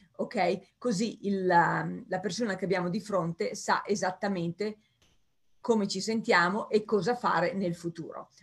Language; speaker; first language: Italian; early bilingual, heritage; Italian